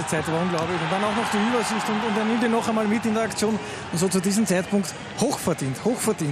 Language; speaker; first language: German; native; German